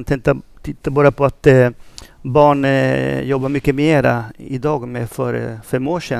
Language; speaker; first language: Swedish; non-native, fluent; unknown